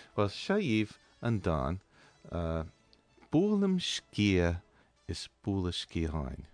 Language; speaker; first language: Irish; non-native, fluent; English